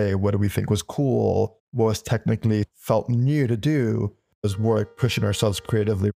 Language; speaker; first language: English; native; English